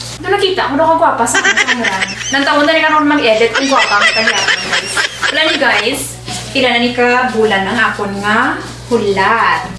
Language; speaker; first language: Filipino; non-native, local second language; Hiligaynon